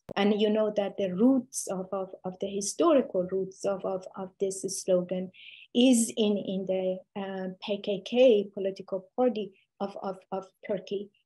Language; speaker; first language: English; non-native, fluent; Persian